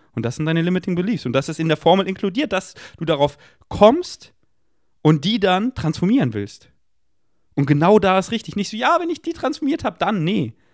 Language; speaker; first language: German; native; German